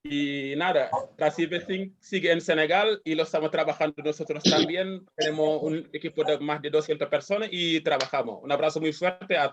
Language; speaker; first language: Spanish; non-native, learner; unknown